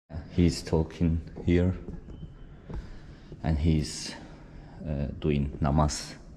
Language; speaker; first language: English; non-native, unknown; Turkish